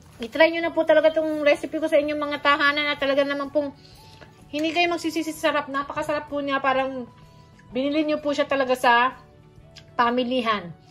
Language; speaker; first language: Filipino; native; Filipino